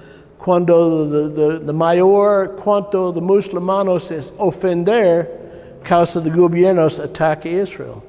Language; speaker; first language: Spanish; non-native, learner; English